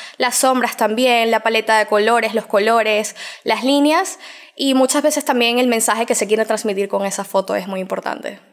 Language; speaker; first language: Spanish; native; Spanish